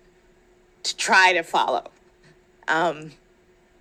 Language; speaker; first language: English; native; English